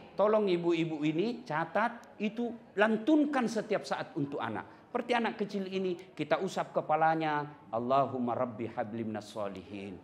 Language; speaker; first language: Indonesian; non-native, local second language; Buginese